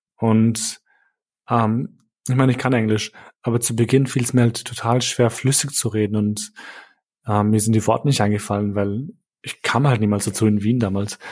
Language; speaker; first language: German; early bilingual, other home language; Albanian